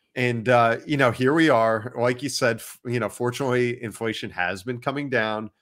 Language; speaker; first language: English; native; English